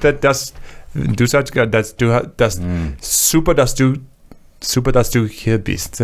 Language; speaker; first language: German; non-native, learner; English